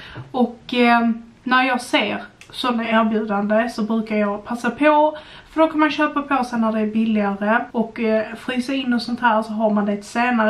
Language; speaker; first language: Swedish; native; Swedish